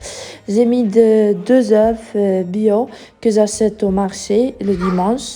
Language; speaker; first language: French; non-native, fluent; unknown